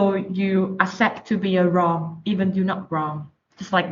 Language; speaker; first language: English; non-native, learner; Vietnamese